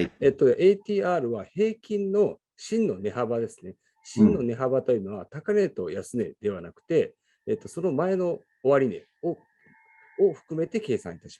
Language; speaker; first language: Japanese; native; Japanese